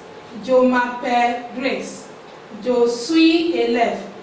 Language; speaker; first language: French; non-native, fluent; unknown